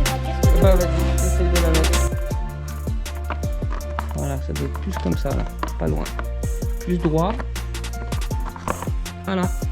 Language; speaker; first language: French; native; French